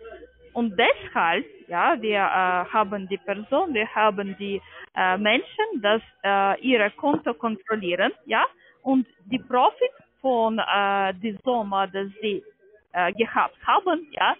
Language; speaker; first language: German; non-native, learner; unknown